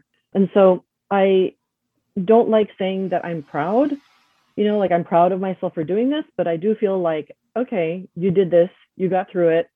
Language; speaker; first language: English; early bilingual, other home language; Spanish